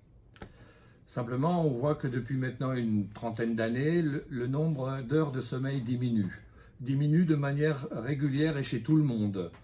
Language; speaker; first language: French; native; French